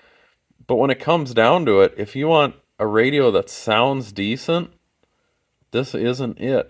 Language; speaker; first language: English; native; English